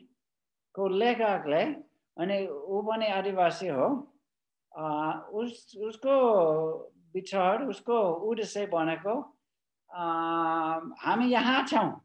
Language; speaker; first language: Nepali; non-native, fluent; English